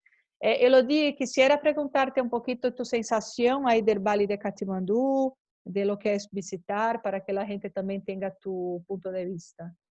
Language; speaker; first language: Spanish; non-native, fluent; Portuguese